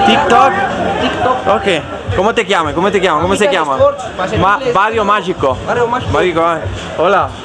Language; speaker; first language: Spanish; non-native, learner; Italian